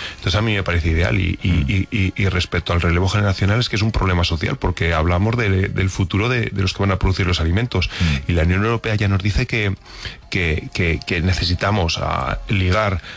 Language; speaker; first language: Spanish; native; Spanish